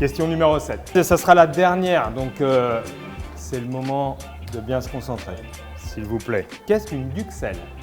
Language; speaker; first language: French; native; French